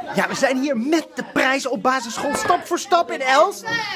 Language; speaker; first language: Dutch; native; Dutch